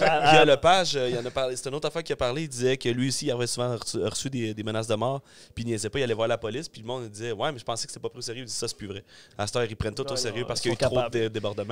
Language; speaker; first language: French; native; French